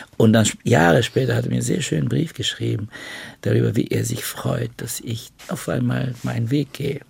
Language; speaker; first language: German; non-native, fluent; Bulgarian